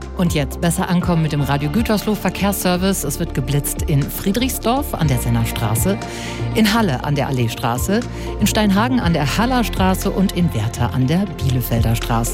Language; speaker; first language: German; native; German